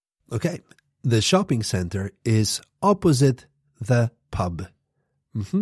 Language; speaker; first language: English; non-native, fluent; Polish